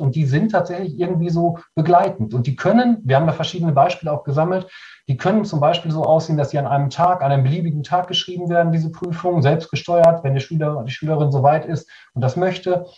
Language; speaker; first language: German; native; German